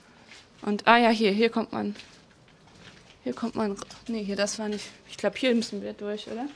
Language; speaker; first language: German; native; German